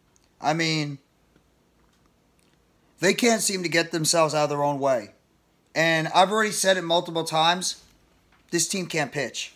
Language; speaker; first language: English; native; English